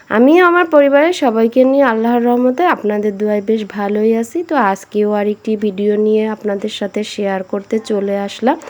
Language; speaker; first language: Bangla; native; Bangla